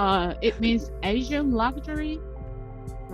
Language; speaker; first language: English; non-native, learner; Japanese